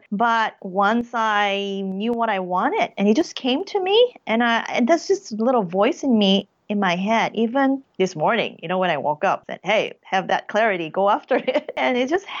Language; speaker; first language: English; early bilingual, other home language; Korean